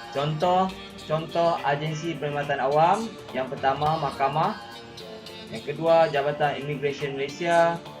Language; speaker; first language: Malay; native; Malay